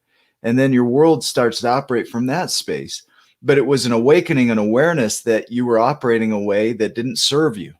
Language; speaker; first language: English; native; English